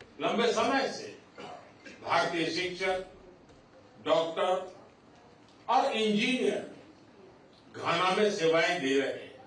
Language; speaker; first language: Hindi; non-native, local second language; Gujarati